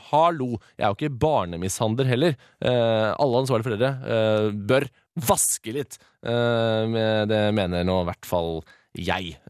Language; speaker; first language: Norwegian; native; Norwegian